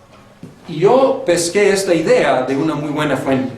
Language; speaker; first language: Spanish; non-native, fluent; English